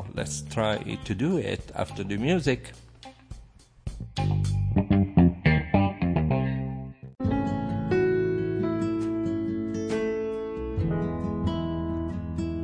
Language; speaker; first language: English; non-native, fluent; Italian